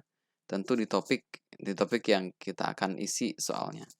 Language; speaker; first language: Indonesian; native; Indonesian